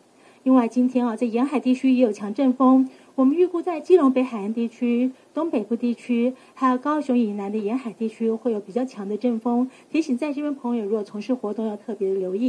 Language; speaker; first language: Chinese; native; Chinese